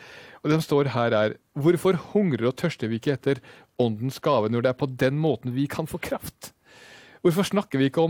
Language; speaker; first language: Norwegian; native; Norwegian